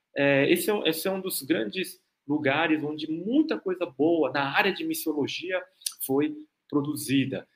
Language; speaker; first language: Portuguese; non-native, fluent; Korean